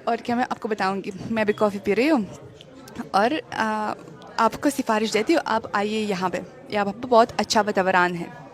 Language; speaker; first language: Hindi; non-native, learner; Russian